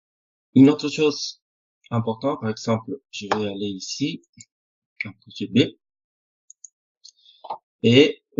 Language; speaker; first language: French; non-native, fluent; Spanish